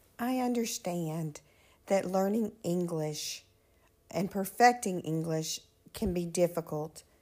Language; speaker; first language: English; native; English